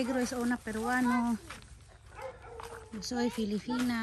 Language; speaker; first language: Spanish; non-native, learner; Filipino